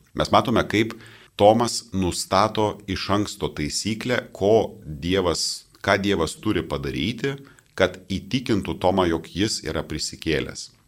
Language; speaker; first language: Lithuanian; non-native, local second language; Polish